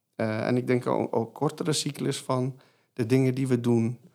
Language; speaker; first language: Dutch; non-native, fluent; Persian